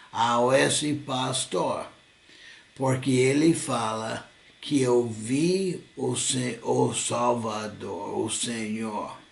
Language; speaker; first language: Portuguese; non-native, fluent; English